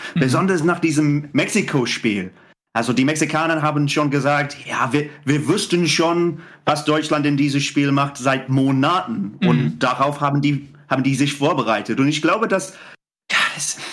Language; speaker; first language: German; non-native, fluent; English